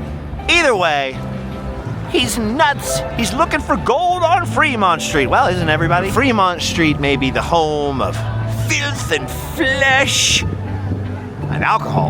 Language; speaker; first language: English; native; English